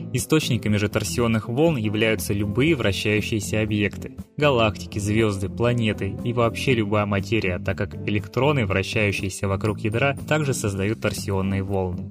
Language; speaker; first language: Russian; native; Russian